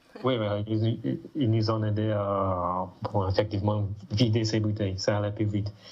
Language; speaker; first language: French; non-native, fluent; English